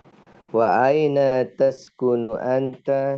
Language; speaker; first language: Arabic; non-native, learner; Indonesian